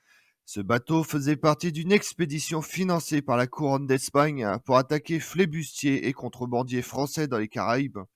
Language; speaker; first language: French; native; French